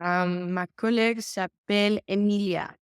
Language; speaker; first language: French; non-native, learner; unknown